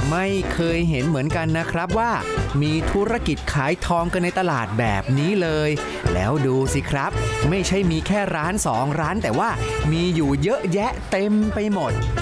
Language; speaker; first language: Thai; native; Thai